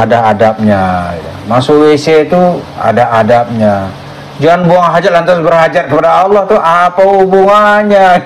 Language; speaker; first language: Indonesian; native; Indonesian